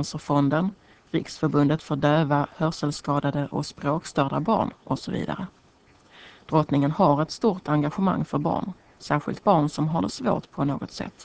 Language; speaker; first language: Swedish; native; Swedish